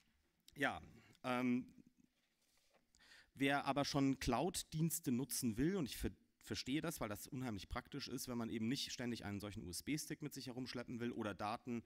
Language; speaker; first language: German; native; German